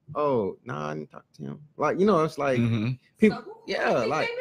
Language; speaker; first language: English; native; English